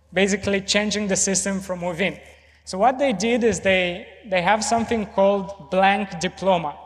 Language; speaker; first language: English; non-native, fluent; Romanian